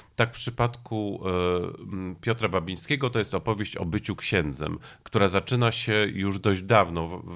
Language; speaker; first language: Polish; native; Polish